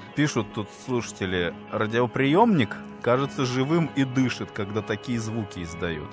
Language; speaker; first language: Russian; native; Russian